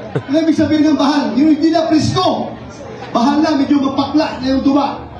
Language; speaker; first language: Filipino; non-native, local second language; Cebuano